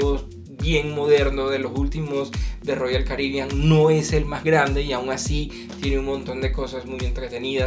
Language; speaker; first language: Spanish; native; Spanish